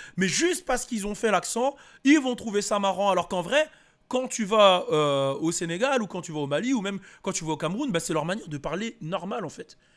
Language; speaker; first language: French; early bilingual, other home language; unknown